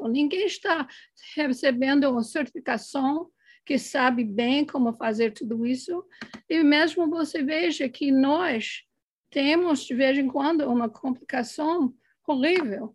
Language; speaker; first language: Portuguese; non-native, fluent; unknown